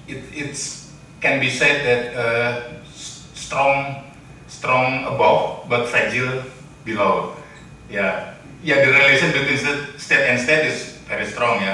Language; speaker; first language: English; non-native, learner; Indonesian